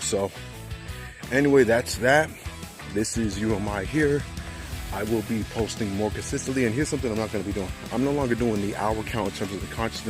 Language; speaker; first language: English; native; English